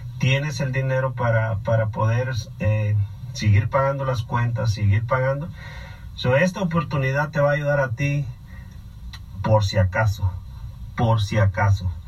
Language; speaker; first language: Spanish; native; Spanish